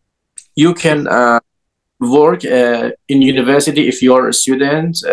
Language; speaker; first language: English; non-native, learner; Persian